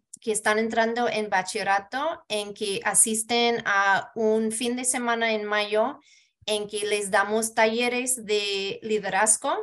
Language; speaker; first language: Spanish; early bilingual, heritage; Spanish